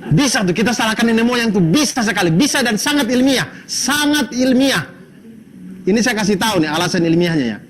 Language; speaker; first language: Indonesian; native; Indonesian